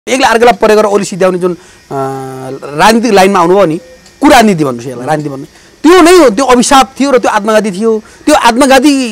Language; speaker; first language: Nepali; native; Nepali